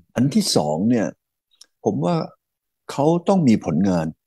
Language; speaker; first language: Thai; native; Thai